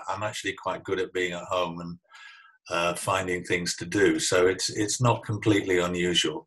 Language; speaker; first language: English; native; English